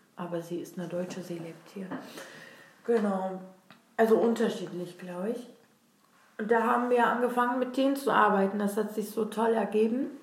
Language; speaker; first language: German; non-native, fluent; Turkish